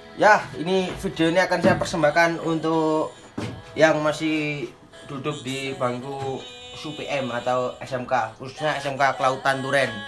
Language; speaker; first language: Indonesian; native; Indonesian